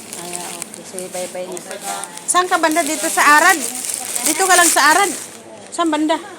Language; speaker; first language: Filipino; non-native, local second language; Iloko